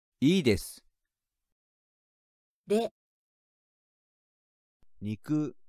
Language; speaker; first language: Japanese; non-native, learner; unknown